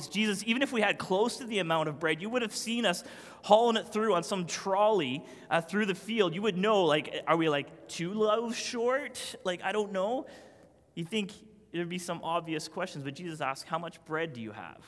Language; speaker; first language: English; native; English